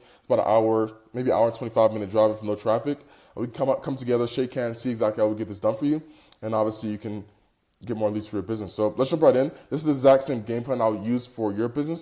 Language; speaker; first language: English; native; English